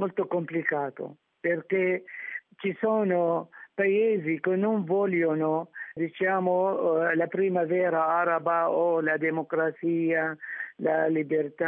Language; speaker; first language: Italian; non-native, fluent; Arabic